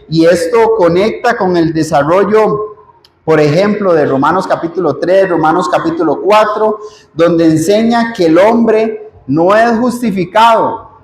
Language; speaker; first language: Spanish; native; Spanish